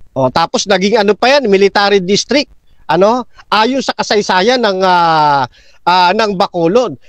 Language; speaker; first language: Filipino; native; Filipino